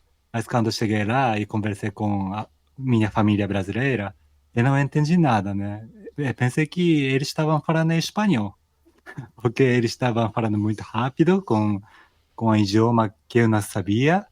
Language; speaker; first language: Portuguese; non-native, fluent; Japanese